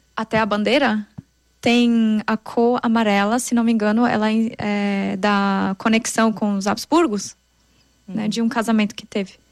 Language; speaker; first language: Portuguese; non-native, fluent; German